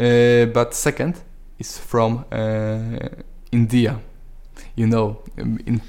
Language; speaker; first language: English; non-native, learner; Polish